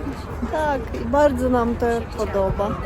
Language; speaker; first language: Polish; non-native, learner; Russian